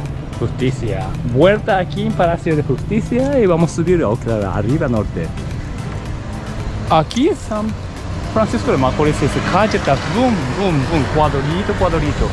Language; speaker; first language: Spanish; non-native, learner; Japanese